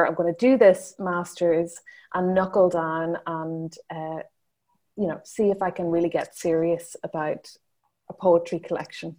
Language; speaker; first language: English; native; English